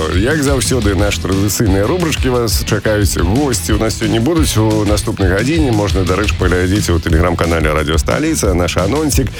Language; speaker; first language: Belarusian; non-native, local second language; Russian